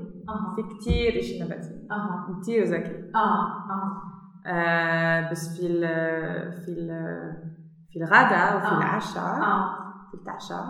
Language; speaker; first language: Arabic; non-native, learner; German